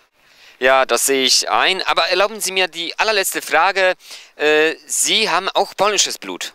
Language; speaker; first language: German; non-native, fluent; Polish